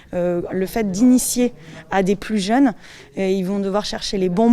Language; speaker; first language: French; native; French